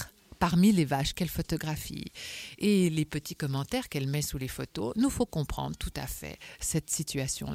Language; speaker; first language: French; native; French